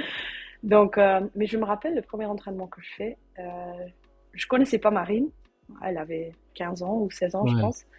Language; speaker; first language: French; non-native, learner; Dutch